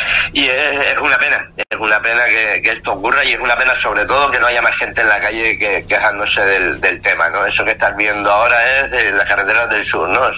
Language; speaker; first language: Spanish; native; Spanish